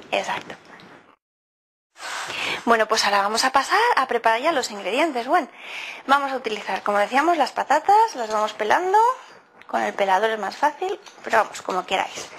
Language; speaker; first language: Spanish; native; Spanish